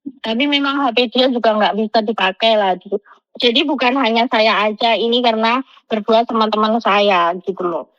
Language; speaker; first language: Indonesian; non-native, local second language; Javanese